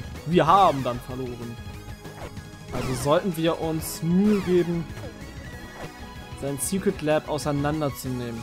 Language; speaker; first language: German; native; German